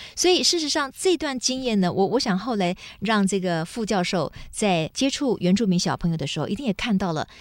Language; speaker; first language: Chinese; non-native, local second language; Min Nan Chinese